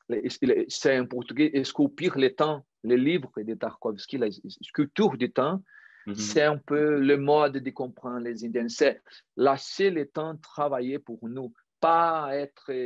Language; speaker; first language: French; non-native, fluent; Portuguese